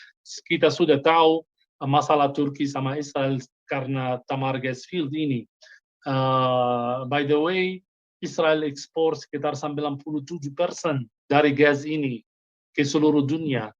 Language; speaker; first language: Indonesian; non-native, fluent; Hebrew